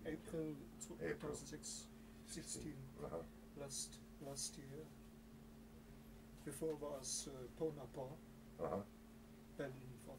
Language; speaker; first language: English; non-native, learner; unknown